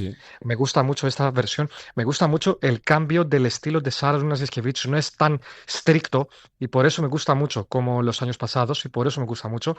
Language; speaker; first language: Spanish; non-native, fluent; Greek